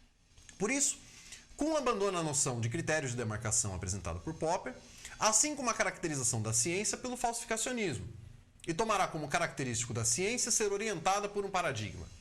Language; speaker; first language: Portuguese; native; Portuguese